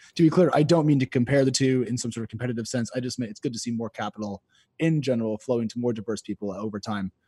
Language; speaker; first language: English; native; English